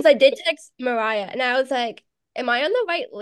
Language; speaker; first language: English; early bilingual, other home language; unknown